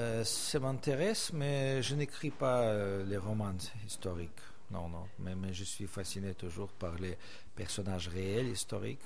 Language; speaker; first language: French; non-native, fluent; Russian